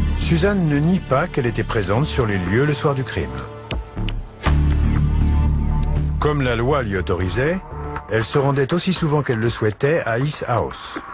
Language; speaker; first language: French; native; French